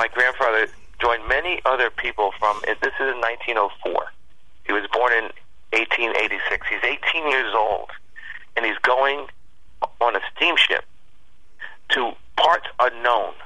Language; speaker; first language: English; early bilingual, other home language; Spanish